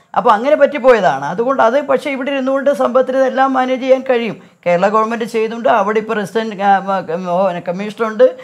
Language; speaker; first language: Malayalam; native; Malayalam